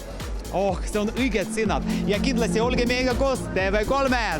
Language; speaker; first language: Estonian; non-native, local second language; Russian